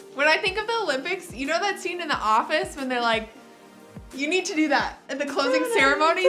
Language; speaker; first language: English; native; English